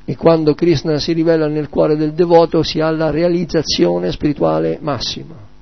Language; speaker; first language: Italian; native; Italian